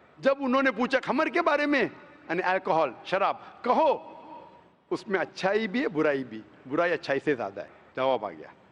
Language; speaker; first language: Hindi; non-native, local second language; Konkani